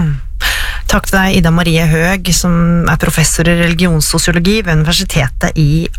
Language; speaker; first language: Norwegian; native; Norwegian